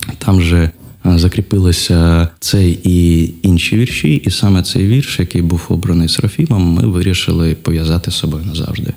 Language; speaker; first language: Ukrainian; non-native, local second language; Russian